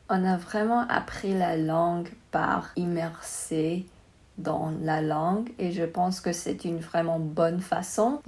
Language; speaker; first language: French; non-native, learner; Chinese